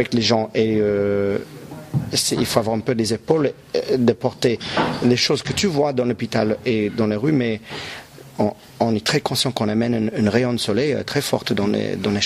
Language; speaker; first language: French; non-native, local second language; English